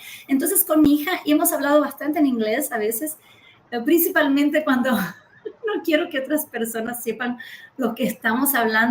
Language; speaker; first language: Spanish; early bilingual, heritage; Spanish